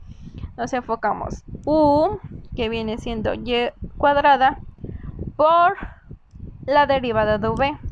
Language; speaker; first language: Spanish; native; Spanish